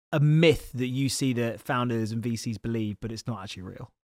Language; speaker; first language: English; native; English